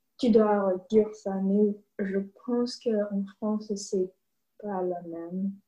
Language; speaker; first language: French; non-native, learner; English